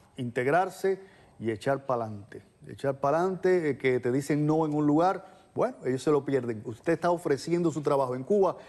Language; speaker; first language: Spanish; native; Spanish